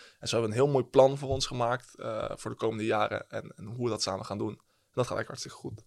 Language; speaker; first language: Dutch; early bilingual, heritage; Dutch